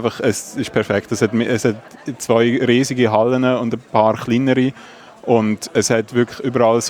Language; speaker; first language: German; native; German